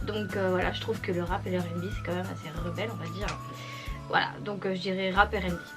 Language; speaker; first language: French; native; French